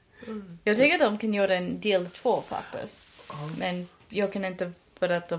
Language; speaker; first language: Swedish; non-native, learner; English